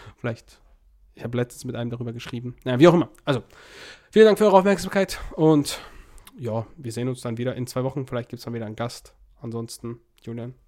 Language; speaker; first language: German; early bilingual, other home language; Russian